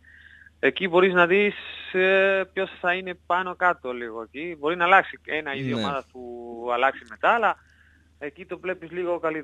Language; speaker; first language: Greek; non-native, learner; Spanish